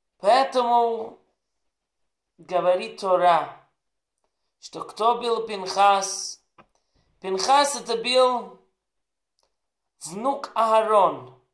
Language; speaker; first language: Russian; non-native, learner; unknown